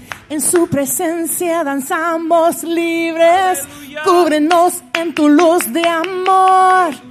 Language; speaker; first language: Spanish; non-native, fluent; English